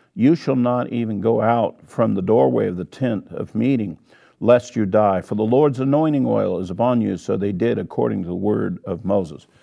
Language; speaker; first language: English; native; English